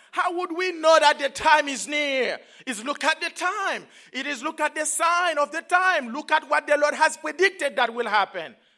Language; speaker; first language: English; non-native, fluent; Haitian Creole